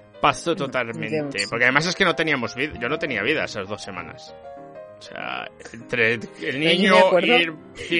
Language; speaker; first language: Spanish; native; Spanish